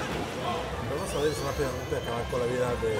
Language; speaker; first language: Spanish; native; Spanish